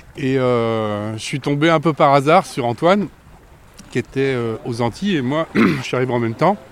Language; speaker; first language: French; native; French